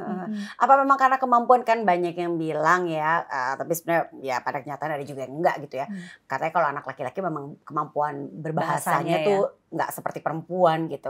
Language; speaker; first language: Indonesian; native; Indonesian